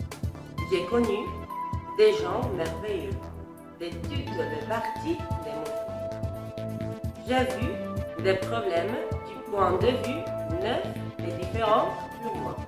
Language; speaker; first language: French; non-native, fluent; Spanish